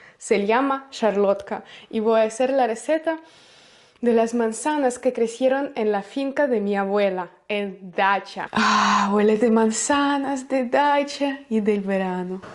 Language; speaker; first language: Spanish; non-native, learner; Russian